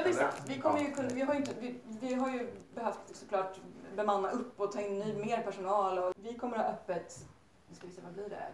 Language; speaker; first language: Swedish; native; Swedish